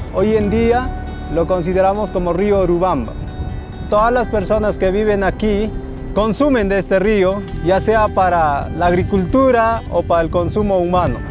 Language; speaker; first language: Spanish; non-native, local second language; Quechua